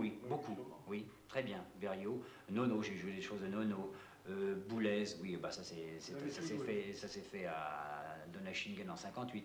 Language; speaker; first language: French; native; French